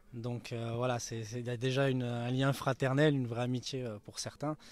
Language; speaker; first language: French; native; French